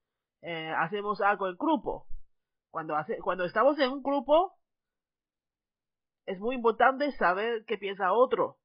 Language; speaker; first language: Spanish; non-native, fluent; Chinese